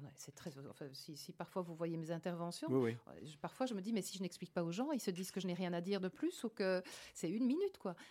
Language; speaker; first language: French; native; French